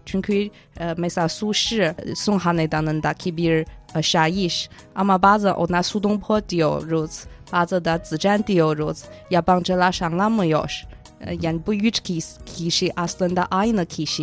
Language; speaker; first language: Turkish; non-native, fluent; Chinese